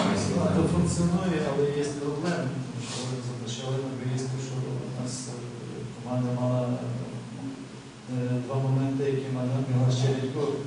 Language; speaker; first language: Polish; non-native, learner; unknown